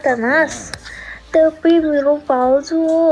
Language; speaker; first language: Nepali; non-native, learner; Hindi